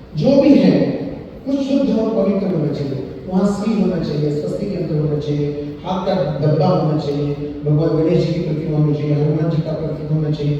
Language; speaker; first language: Hindi; non-native, local second language; Marathi